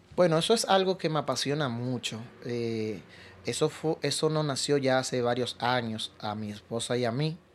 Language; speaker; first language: Spanish; native; Spanish